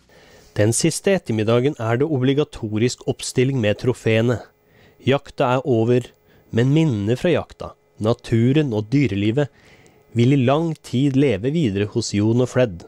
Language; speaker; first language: Norwegian; native; Norwegian